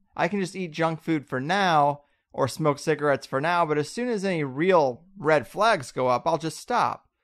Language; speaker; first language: English; native; English